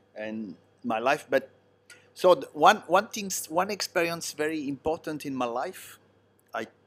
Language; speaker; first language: English; non-native, learner; Italian